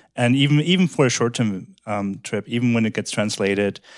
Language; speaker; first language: English; early bilingual, other home language; German